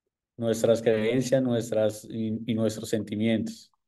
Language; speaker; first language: Spanish; native; Spanish